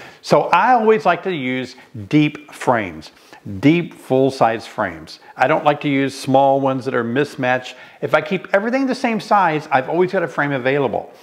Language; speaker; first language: English; native; English